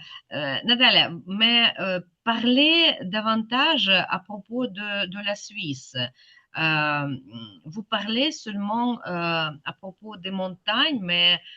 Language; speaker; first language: French; non-native, fluent; Ukrainian